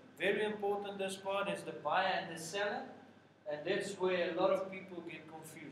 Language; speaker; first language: English; non-native, local second language; Afrikaans